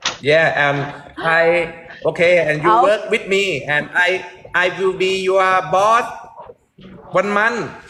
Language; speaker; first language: English; non-native, learner; Thai